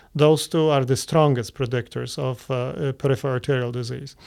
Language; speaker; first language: English; non-native, fluent; Polish